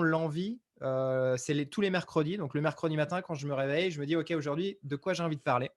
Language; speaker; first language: French; native; French